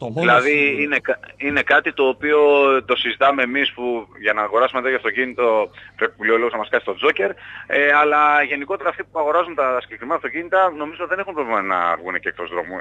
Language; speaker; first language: Greek; native; Greek